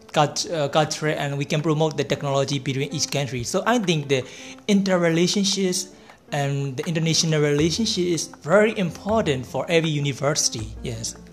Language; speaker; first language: English; non-native, learner; Burmese